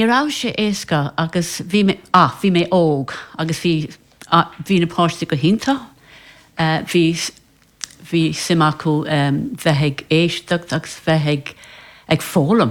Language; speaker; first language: Irish; non-native, local second language; English